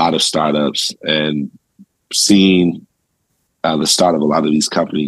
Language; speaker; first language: English; native; English